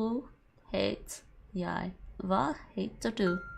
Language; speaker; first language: Norwegian; non-native, learner; English